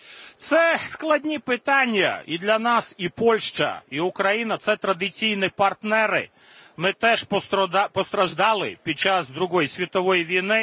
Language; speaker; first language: Ukrainian; non-native, fluent; Latvian